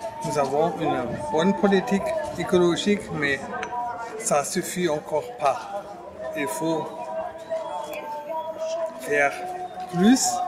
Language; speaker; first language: French; non-native, fluent; German